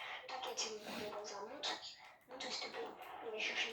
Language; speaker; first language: French; native; French